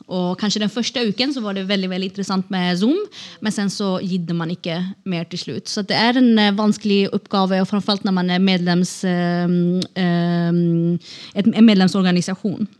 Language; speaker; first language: Norwegian; non-native, fluent; Kurdish